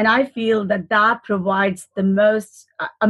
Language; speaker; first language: English; non-native, local second language; Hindi